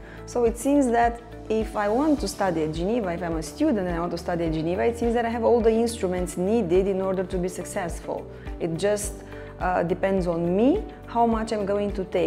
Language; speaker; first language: English; non-native, fluent; Romanian